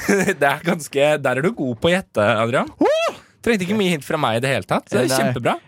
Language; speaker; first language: Norwegian; native; Norwegian